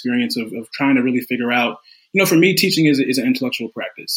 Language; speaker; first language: English; native; English